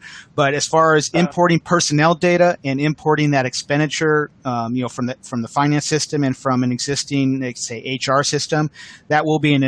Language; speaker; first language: English; native; English